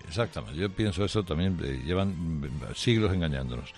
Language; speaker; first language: Spanish; native; Spanish